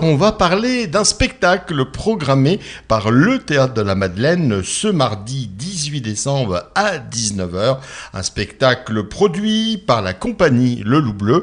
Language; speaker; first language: French; native; French